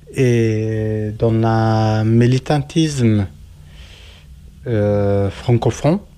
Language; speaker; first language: French; non-native, learner; Kurdish